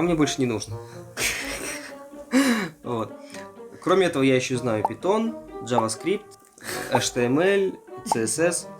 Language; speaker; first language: Russian; native; Russian